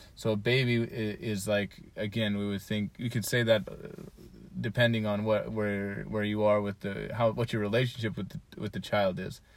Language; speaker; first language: English; native; English